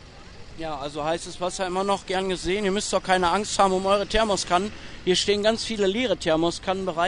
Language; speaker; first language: German; native; German